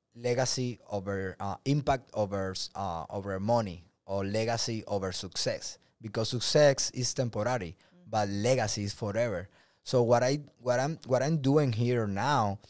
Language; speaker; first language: English; non-native, learner; Spanish